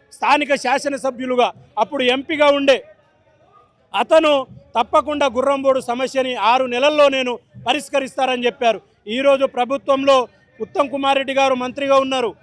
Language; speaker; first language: Telugu; non-native, local second language; Lambadi